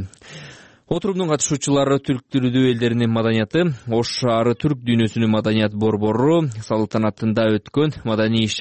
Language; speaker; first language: Kyrgyz; native; Kyrgyz